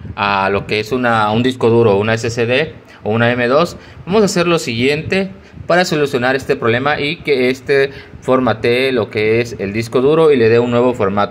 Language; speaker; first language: Spanish; native; Spanish